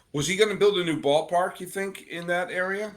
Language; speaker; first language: English; native; English